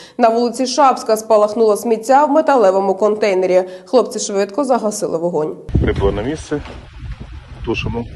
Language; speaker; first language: Ukrainian; native; Ukrainian